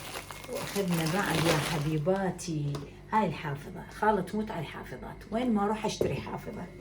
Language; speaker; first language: Arabic; native; Arabic